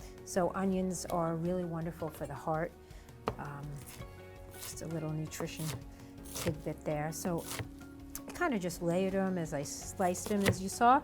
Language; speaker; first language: English; native; English